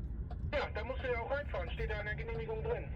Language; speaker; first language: German; native; German